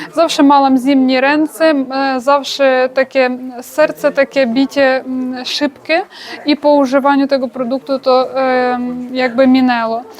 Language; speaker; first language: Polish; non-native, learner; Ukrainian